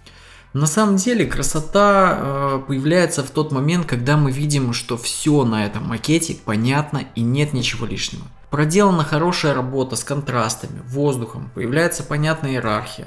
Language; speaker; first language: Russian; native; Russian